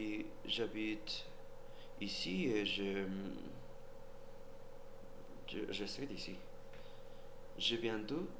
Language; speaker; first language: French; non-native, learner; Spanish